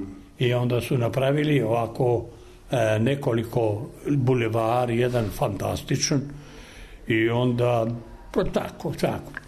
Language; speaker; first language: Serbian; non-native, local second language; Albanian